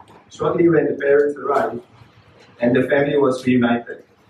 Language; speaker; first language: English; non-native, local second language; Malay